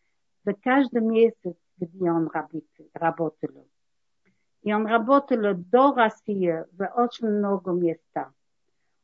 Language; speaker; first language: Russian; non-native, learner; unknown